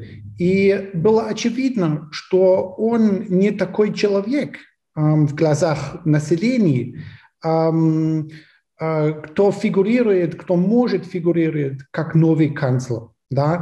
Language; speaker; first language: Russian; non-native, fluent; German